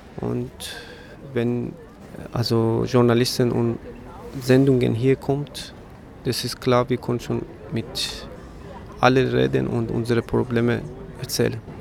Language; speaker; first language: German; non-native, learner; Persian